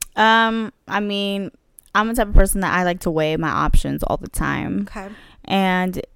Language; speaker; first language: English; early bilingual, other home language; Spanish